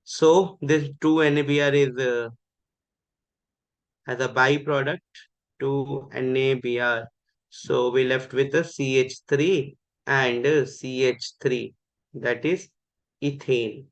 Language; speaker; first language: English; non-native, local second language; Hindi